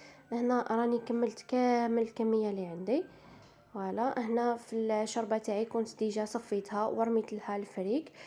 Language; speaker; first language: Arabic; native; Arabic